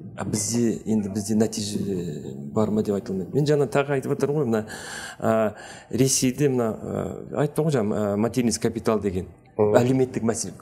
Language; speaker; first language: Kazakh; native; Kazakh